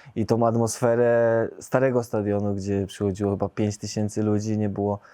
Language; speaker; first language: Polish; native; Polish